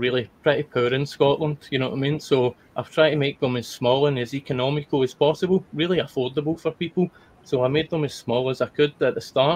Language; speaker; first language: English; native; English